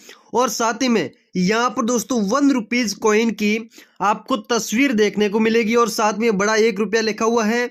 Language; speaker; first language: Hindi; native; Hindi